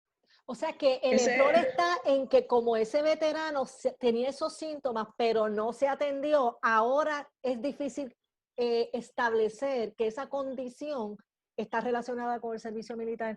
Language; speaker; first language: Spanish; native; Spanish